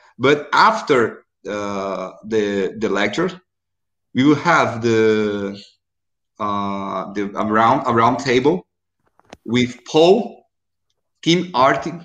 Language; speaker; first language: English; non-native, learner; Portuguese